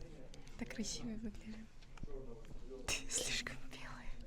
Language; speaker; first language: Russian; non-native, learner; Mongolian